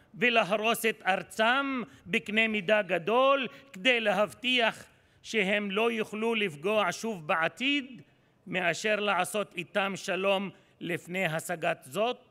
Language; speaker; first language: Hebrew; non-native, local second language; Arabic